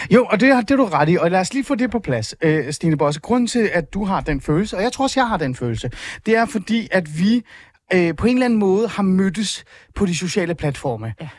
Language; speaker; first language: Danish; early bilingual, other home language; Persian